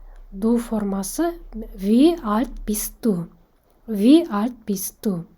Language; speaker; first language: German; non-native, fluent; Kazakh